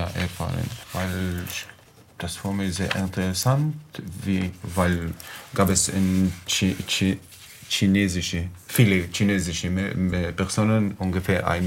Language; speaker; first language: German; non-native, learner; Arabic